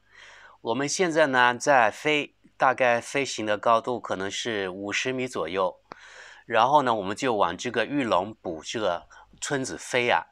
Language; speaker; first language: Chinese; native; Chinese